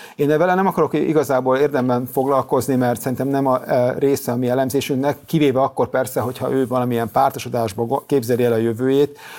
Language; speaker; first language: Hungarian; native; Hungarian